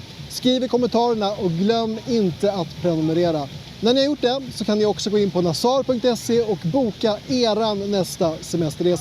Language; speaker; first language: Swedish; native; Swedish